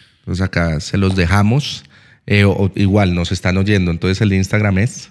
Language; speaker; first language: Spanish; native; Spanish